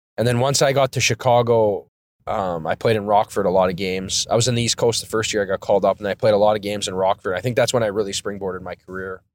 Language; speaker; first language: English; native; English